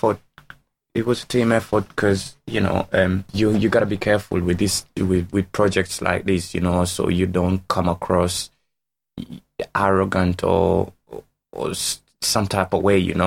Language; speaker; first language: English; non-native, local second language; Ganda